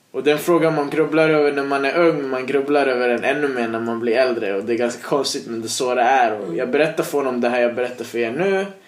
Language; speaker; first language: Swedish; early bilingual, other home language; Persian